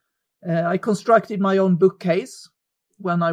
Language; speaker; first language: English; non-native, fluent; Swedish